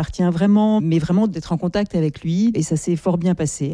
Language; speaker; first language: French; native; French